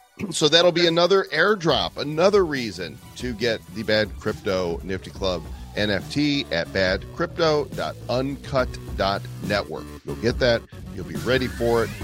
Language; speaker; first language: English; native; English